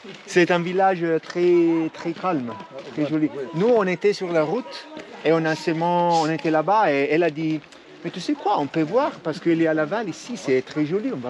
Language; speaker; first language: French; non-native, learner; Italian